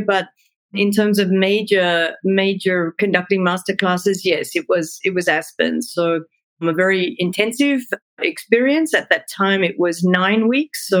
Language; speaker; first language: English; native; English